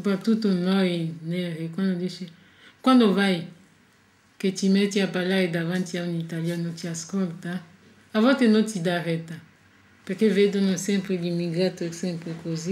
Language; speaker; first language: Italian; non-native, fluent; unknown